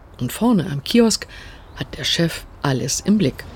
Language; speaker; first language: German; native; German